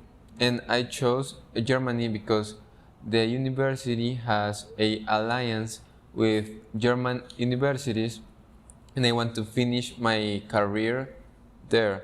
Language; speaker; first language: English; non-native, fluent; Spanish